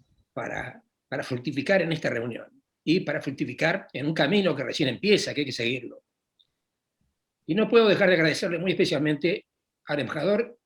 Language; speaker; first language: Spanish; native; Spanish